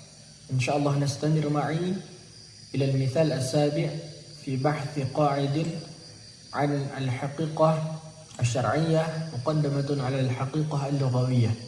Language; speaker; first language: Arabic; non-native, learner; Indonesian